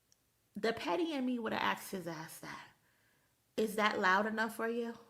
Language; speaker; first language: English; native; English